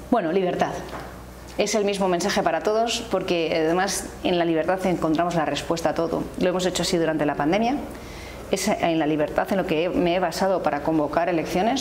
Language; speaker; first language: Spanish; native; Spanish